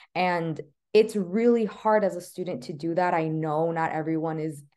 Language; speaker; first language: English; native; English